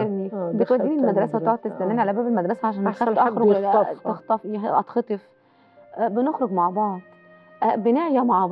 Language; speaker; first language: Arabic; native; Arabic